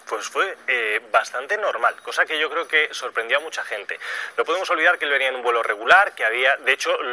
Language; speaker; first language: Spanish; native; Spanish